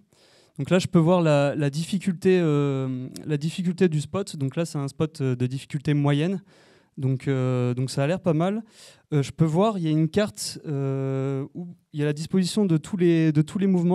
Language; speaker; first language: French; native; French